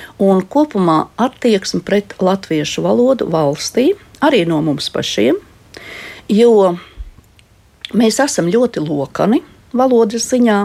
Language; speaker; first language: Latvian; native; Latvian